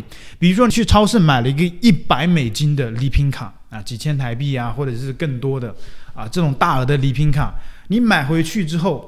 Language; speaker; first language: Chinese; native; Chinese